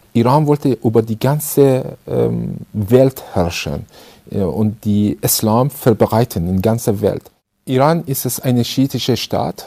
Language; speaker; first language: German; non-native, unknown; Persian